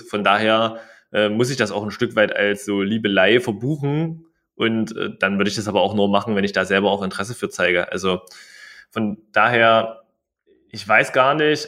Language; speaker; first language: German; native; German